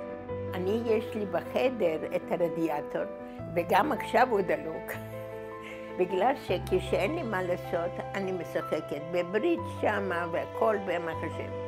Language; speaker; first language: Hebrew; non-native, fluent; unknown